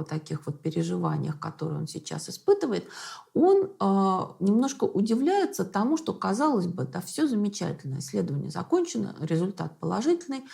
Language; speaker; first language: Russian; native; Russian